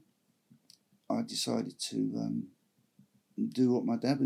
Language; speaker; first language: English; native; English